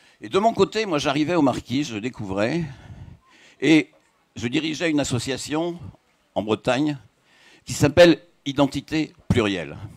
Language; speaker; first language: French; native; French